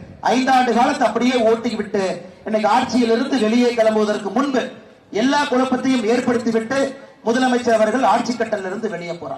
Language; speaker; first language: Tamil; native; Tamil